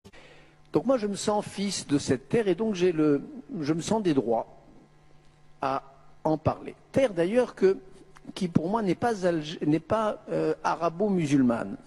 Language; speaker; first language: French; native; French